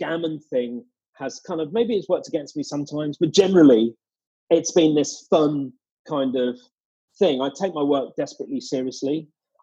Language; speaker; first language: English; native; English